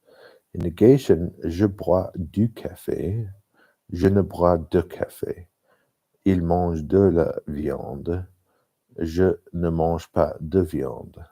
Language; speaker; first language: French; non-native, learner; English